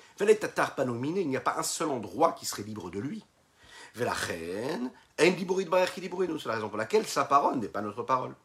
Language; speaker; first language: French; native; French